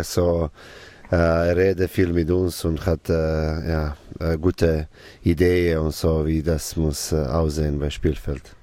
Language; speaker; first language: German; non-native, fluent; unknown